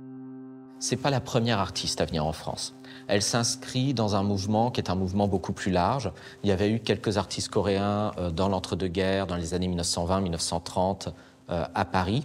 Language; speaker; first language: French; native; French